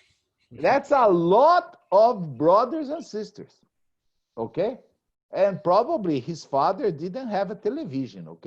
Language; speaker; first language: English; non-native, fluent; Portuguese